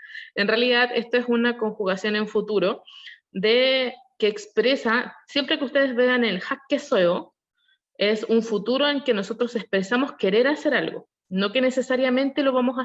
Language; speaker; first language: Spanish; non-native, learner; Korean